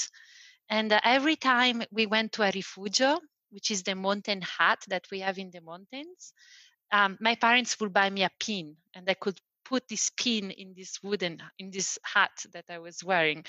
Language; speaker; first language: English; non-native, fluent; Italian